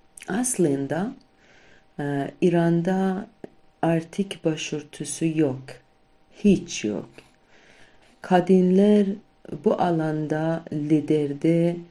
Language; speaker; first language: Turkish; non-native, fluent; Kurdish